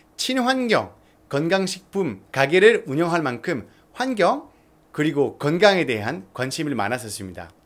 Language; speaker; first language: Korean; non-native, fluent; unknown